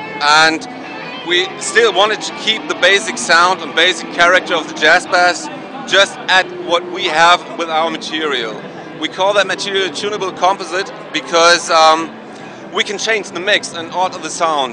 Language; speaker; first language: English; non-native, fluent; German